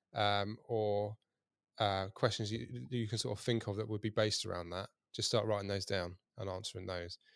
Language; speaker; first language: English; native; English